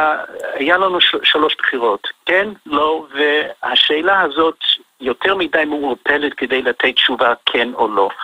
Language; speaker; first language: Hebrew; non-native, fluent; English